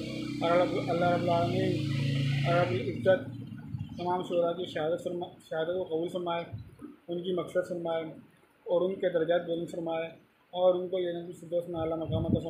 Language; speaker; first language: Urdu; native; Urdu